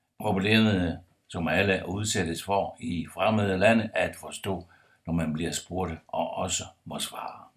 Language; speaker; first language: Danish; non-native, fluent; Italian